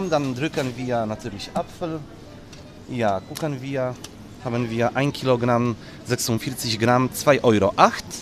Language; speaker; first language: German; non-native, learner; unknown